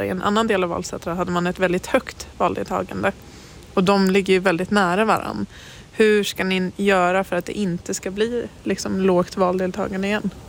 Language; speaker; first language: Swedish; native; Swedish